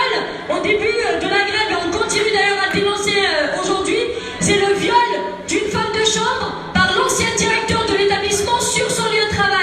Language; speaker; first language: French; native; French